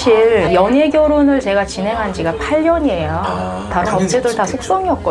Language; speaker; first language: Korean; native; Korean